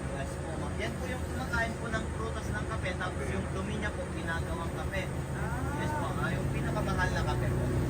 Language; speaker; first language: Filipino; non-native, local second language; Iloko